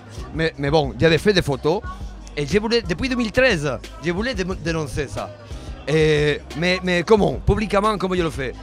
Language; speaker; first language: French; non-native, fluent; Spanish